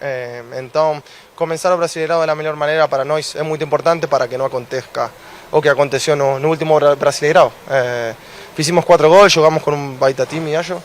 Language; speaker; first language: Portuguese; non-native, fluent; Spanish